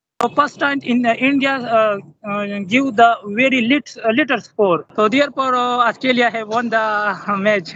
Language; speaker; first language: English; non-native, local second language; Pashto